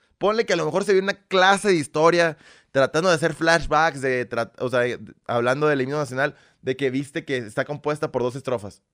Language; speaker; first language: Spanish; early bilingual, other home language; Russian